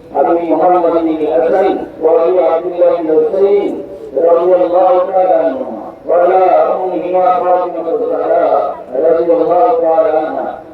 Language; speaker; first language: Arabic; non-native, fluent; Bangla